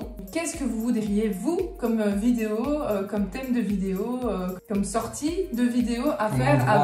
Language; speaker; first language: French; native; French